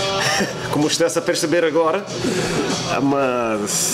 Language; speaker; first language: Portuguese; non-native, fluent; English